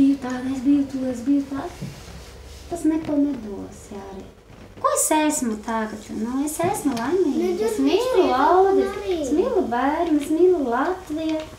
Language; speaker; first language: Latvian; non-native, learner; Portuguese